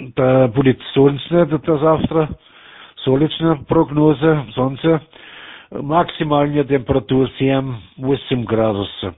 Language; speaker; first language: Russian; non-native, learner; German